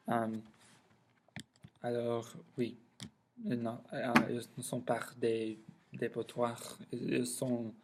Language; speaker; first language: French; non-native, learner; English